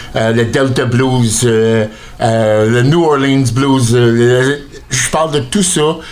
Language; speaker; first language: French; native; French